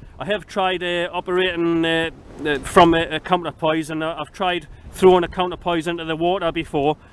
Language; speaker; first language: English; native; English